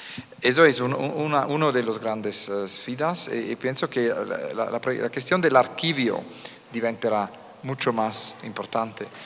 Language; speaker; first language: Spanish; non-native, learner; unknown